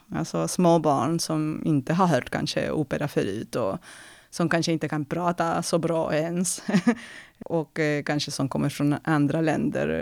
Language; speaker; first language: Swedish; non-native, fluent; Spanish